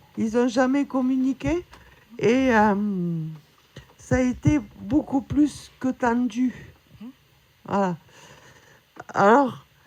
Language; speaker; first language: French; native; French